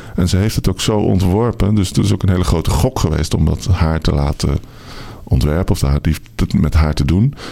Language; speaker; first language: Dutch; native; Dutch